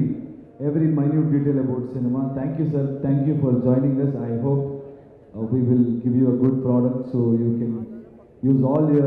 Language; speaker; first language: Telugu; non-native, learner; Kannada